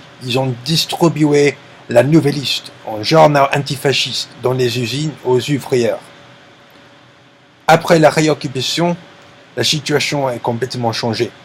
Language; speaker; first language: French; non-native, learner; English